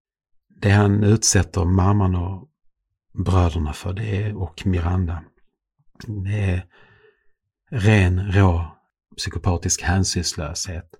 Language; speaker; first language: Swedish; native; Swedish